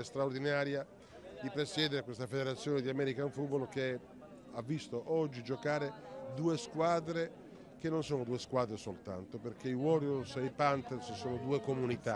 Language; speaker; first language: Italian; native; Italian